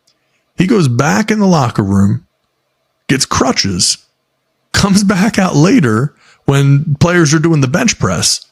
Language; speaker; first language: English; native; English